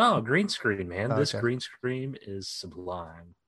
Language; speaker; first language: English; native; English